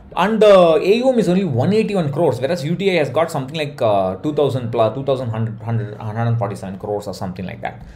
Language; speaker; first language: English; non-native, local second language; Tamil